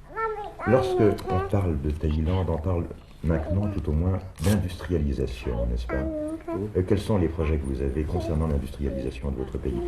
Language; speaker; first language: French; native; French